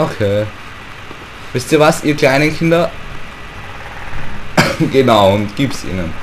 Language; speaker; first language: German; native; German